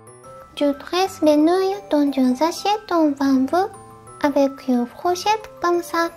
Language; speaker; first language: French; non-native, fluent; Japanese